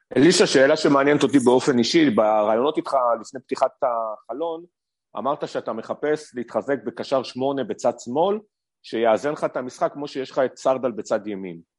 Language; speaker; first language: Hebrew; native; Hebrew